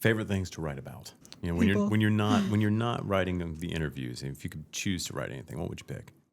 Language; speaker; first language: English; native; English